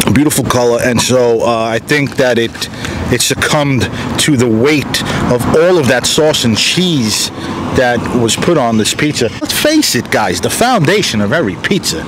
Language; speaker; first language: English; native; English